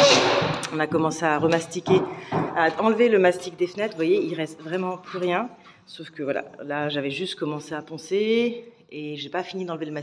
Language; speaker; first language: French; native; French